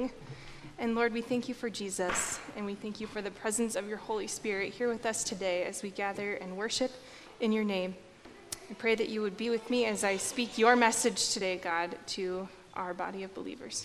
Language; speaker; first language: English; native; English